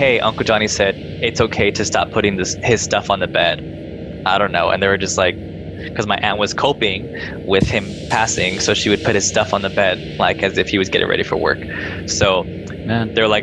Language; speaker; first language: English; native; English